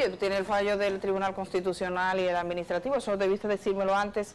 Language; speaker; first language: Spanish; native; Spanish